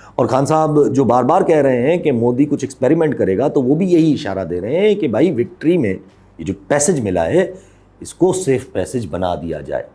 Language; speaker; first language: Urdu; non-native, local second language; Sindhi